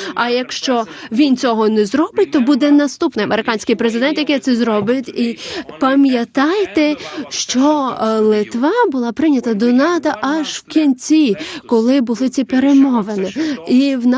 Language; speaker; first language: Ukrainian; non-native, learner; Lithuanian